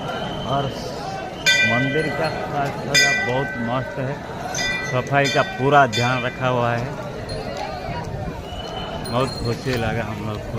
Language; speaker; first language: Hindi; non-native, local second language; Odia